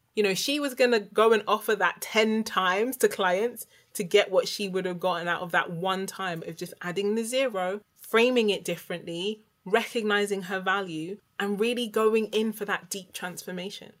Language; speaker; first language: English; native; English